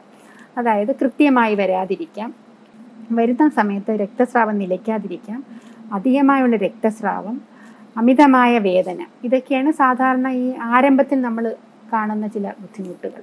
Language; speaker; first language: Malayalam; native; Malayalam